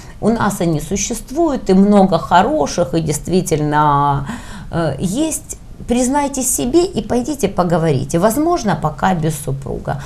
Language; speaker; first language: Russian; native; Russian